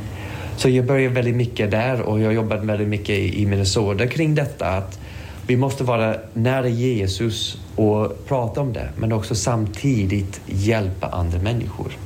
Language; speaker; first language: Swedish; non-native, fluent; English